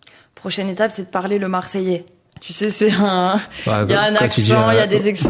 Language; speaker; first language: French; native; French